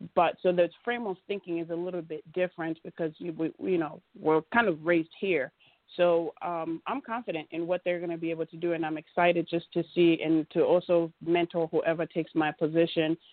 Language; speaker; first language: English; native; English